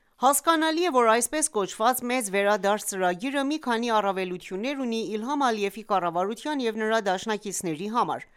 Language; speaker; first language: Armenian; early bilingual, heritage; Armenian